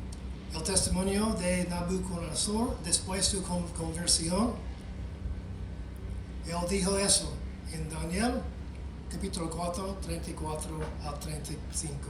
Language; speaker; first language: Spanish; non-native, fluent; English